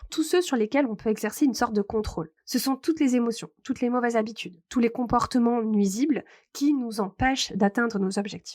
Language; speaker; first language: French; native; French